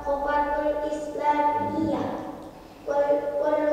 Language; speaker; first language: Arabic; non-native, learner; Indonesian